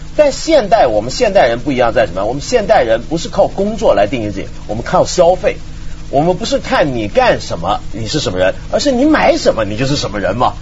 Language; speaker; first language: Chinese; non-native, local second language; Cantonese